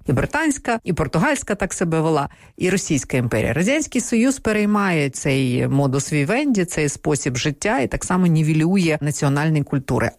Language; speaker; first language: Ukrainian; non-native, local second language; Russian